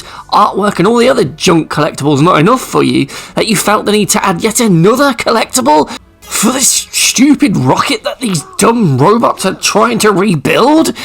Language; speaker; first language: English; native; English